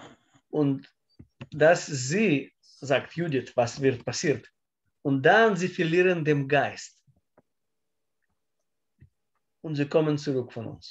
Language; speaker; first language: German; non-native, learner; Russian